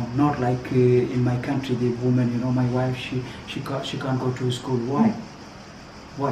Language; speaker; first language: English; non-native, learner; Persian